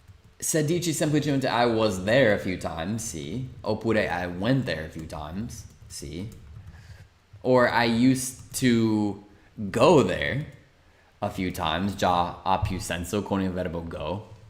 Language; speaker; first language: Italian; non-native, fluent; English